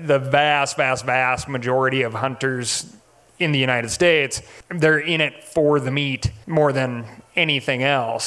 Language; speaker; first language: English; native; English